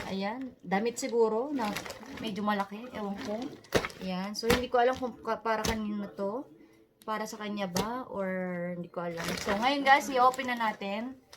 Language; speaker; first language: Filipino; native; Filipino